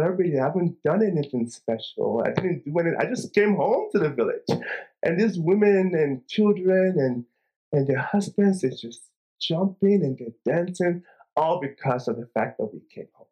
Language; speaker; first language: English; non-native, local second language; Igbo